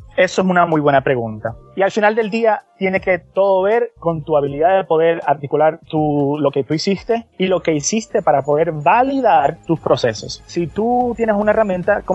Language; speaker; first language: Spanish; native; Spanish